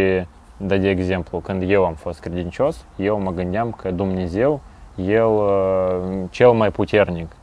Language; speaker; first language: Romanian; non-native, local second language; Russian